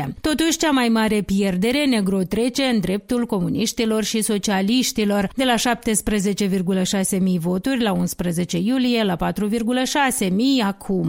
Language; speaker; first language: Romanian; native; Romanian